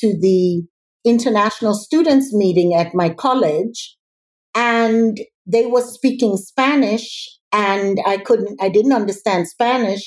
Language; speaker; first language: English; native; English